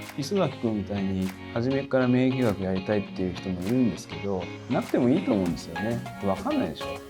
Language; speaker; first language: Japanese; native; Japanese